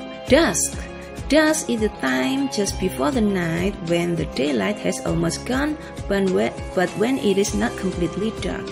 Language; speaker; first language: English; non-native, fluent; Indonesian